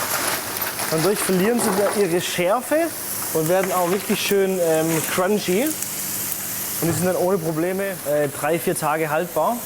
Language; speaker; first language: German; native; German